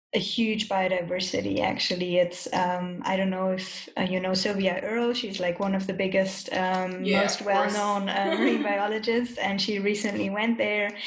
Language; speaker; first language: English; non-native, fluent; German